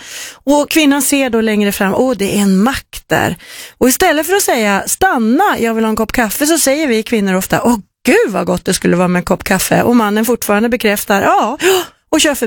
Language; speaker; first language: Swedish; native; Swedish